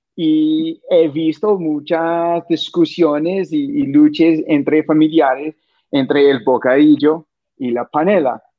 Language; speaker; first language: Spanish; non-native, fluent; English